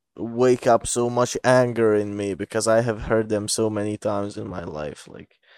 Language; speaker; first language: English; non-native, fluent; Bosnian